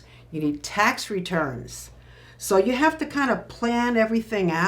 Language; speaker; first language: English; native; English